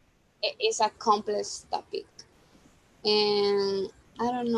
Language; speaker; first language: English; non-native, learner; Spanish